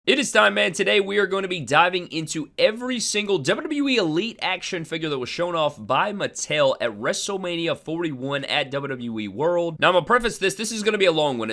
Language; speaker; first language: English; native; English